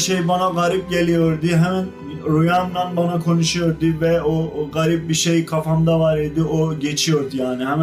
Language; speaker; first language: Turkish; non-native, fluent; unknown